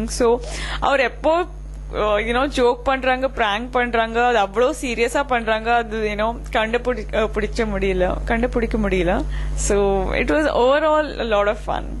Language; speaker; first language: Tamil; non-native, fluent; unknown